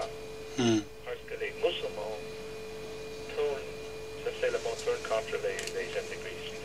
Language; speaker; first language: French; non-native, learner; English